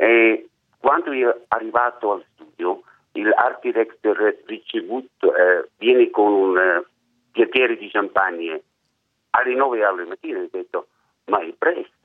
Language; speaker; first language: Italian; non-native, learner; German